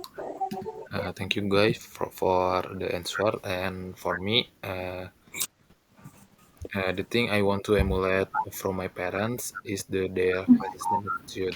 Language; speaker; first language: English; non-native, learner; Indonesian